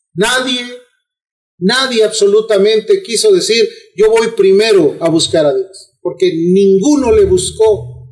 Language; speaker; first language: Spanish; native; Spanish